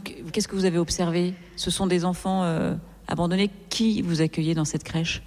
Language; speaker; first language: French; native; French